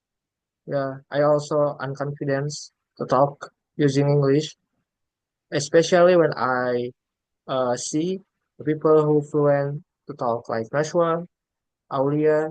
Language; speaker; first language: English; non-native, learner; Indonesian